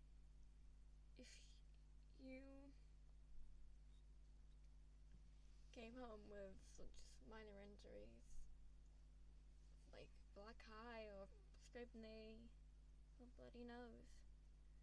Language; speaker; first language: English; native; English